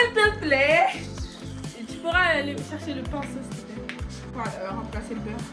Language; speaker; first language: French; native; French